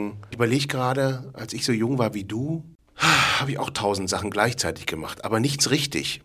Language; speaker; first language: German; native; German